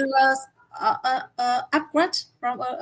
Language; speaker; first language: English; non-native, learner; Vietnamese